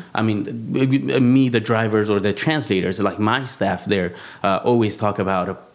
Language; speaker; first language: English; non-native, fluent; Amharic